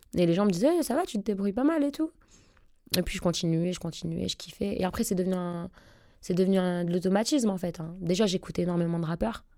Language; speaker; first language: French; native; French